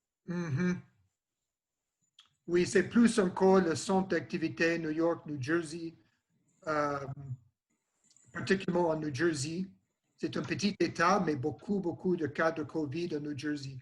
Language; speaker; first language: French; non-native, learner; English